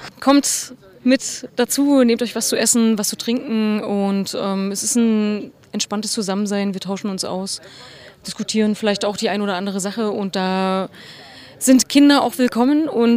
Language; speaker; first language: German; native; German